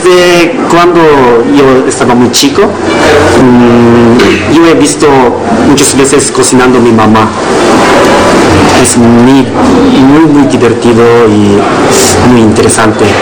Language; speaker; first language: Spanish; non-native, learner; Japanese